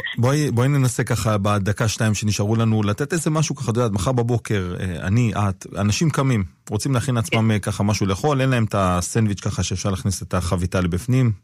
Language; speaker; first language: Hebrew; native; Hebrew